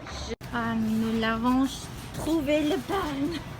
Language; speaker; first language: French; non-native, learner; English